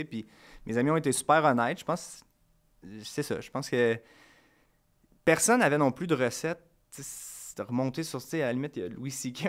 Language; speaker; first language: French; native; French